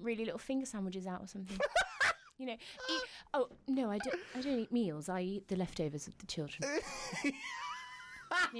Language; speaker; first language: English; native; English